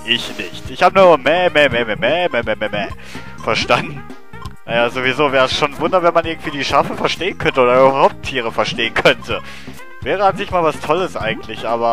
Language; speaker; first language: German; native; German